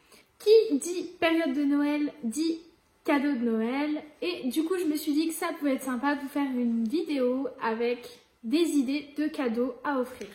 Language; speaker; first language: French; native; French